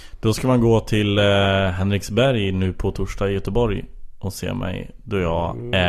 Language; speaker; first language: Swedish; native; Swedish